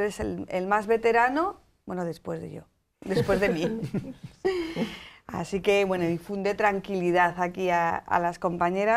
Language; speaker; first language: Spanish; native; Spanish